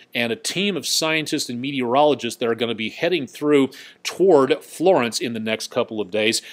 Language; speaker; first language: English; native; English